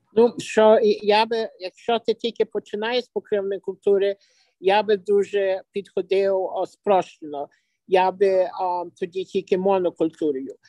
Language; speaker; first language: Ukrainian; native; Ukrainian